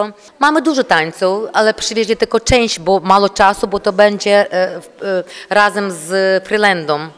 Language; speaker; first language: Polish; non-native, learner; Ukrainian